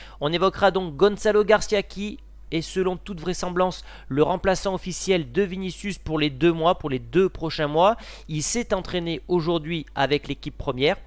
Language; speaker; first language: French; native; French